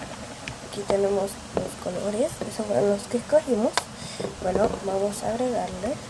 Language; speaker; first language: Spanish; native; Spanish